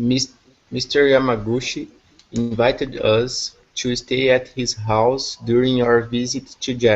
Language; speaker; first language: English; non-native, learner; Portuguese